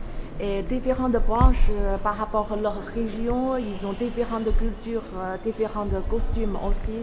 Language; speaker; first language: French; non-native, learner; Chinese